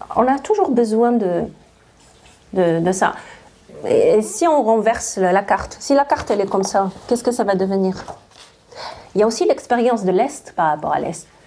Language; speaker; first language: French; non-native, local second language; Arabic